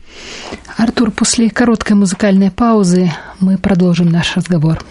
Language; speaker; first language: Russian; native; Russian